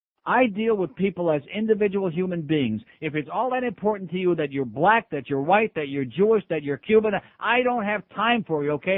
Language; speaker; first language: English; native; English